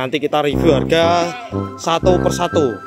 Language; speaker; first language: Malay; non-native, local second language; Javanese